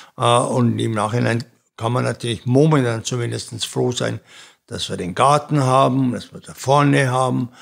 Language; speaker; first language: German; native; German